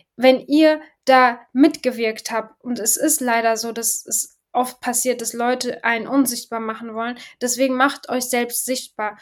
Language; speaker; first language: German; early bilingual, other home language; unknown